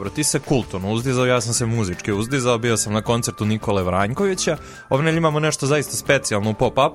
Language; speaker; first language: Serbian; native; Serbian